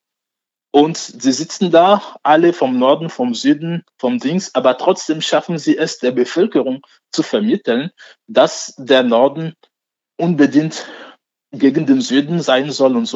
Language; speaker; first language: German; non-native, fluent; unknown